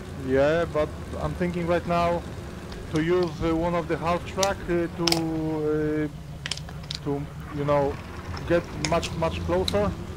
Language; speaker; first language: English; non-native, learner; Polish